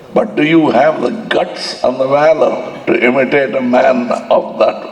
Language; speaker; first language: English; non-native, local second language; Tamil